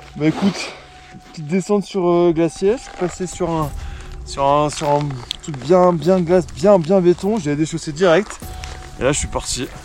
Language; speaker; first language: French; native; French